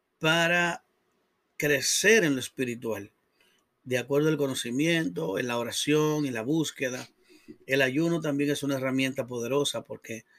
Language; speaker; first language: Spanish; native; Spanish